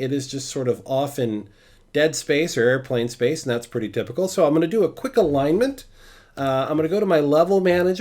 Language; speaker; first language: English; native; English